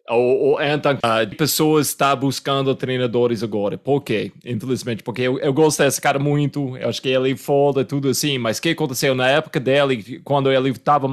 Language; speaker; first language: Portuguese; non-native, fluent; English